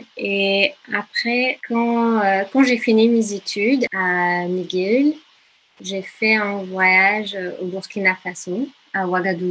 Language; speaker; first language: French; non-native, fluent; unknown